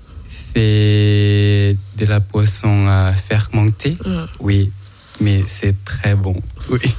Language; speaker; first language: French; non-native, learner; Thai